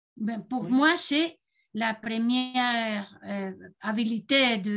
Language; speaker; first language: French; non-native, fluent; Spanish